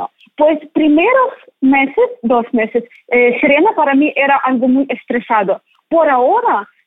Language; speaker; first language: Spanish; non-native, learner; Ukrainian